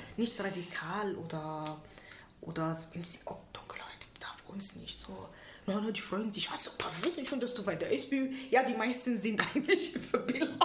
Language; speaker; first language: German; non-native, fluent; Arabic